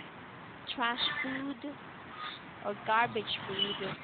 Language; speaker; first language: English; non-native, local second language; Filipino